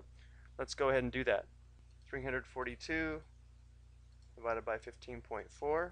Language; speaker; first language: English; native; English